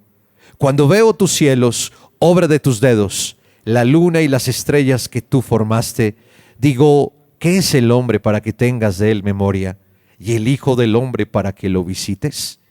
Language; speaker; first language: Spanish; native; Spanish